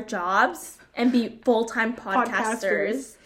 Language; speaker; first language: English; early bilingual, other home language; Vietnamese